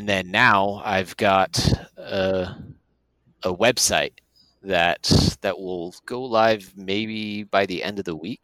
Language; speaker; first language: English; native; English